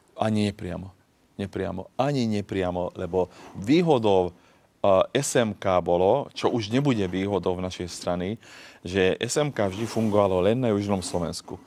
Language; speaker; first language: Slovak; non-native, local second language; Hungarian